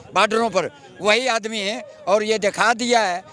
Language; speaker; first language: Hindi; native; Hindi